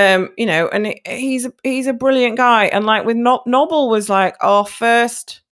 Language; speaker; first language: English; native; English